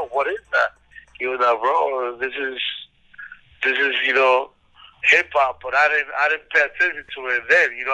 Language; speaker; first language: English; early bilingual, other home language; Spanish